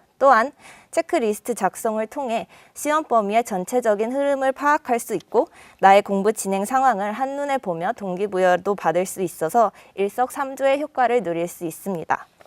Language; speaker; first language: Korean; native; Korean